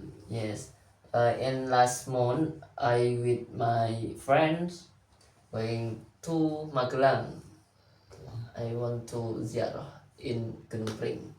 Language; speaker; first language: English; non-native, learner; Indonesian